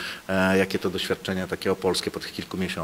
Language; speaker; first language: Polish; native; Polish